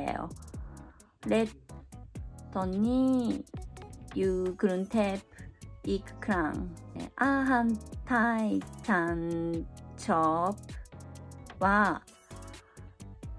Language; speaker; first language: Thai; non-native, learner; Japanese